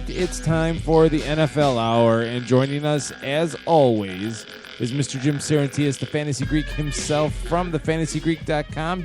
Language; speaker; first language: English; native; English